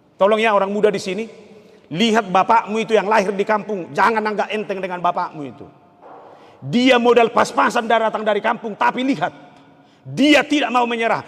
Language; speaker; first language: Indonesian; non-native, local second language; Batak Toba